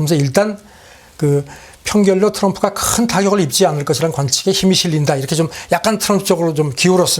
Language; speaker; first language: Korean; native; Korean